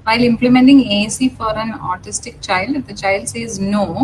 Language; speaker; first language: English; non-native, local second language; Malayalam